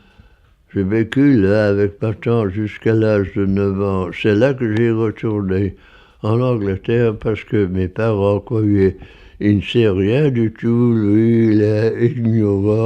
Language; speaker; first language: French; non-native, fluent; English